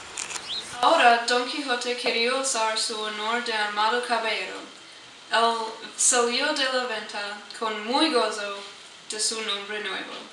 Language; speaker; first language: Spanish; non-native, learner; English